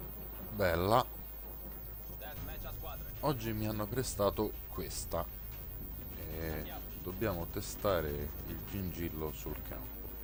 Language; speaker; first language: Italian; native; Italian